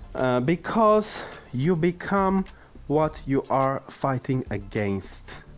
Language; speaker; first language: English; non-native, fluent; Armenian